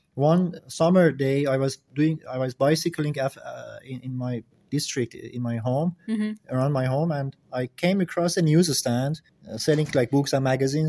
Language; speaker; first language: English; non-native, fluent; Persian